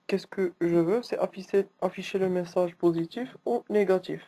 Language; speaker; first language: French; non-native, local second language; Arabic